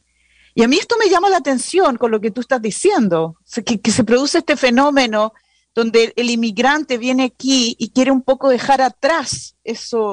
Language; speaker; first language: Spanish; native; Spanish